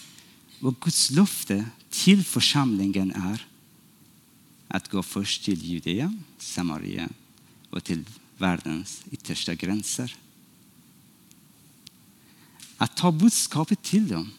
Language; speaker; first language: Swedish; non-native, fluent; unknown